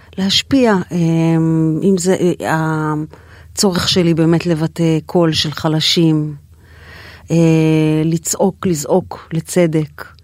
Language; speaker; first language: Hebrew; native; Hebrew